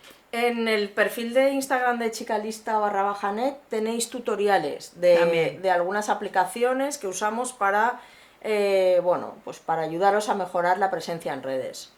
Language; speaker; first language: Spanish; native; Spanish